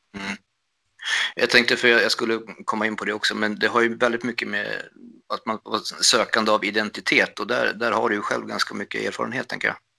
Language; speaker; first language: Swedish; native; Swedish